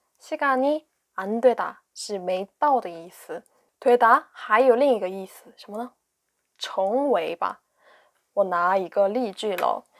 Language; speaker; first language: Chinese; non-native, fluent; Korean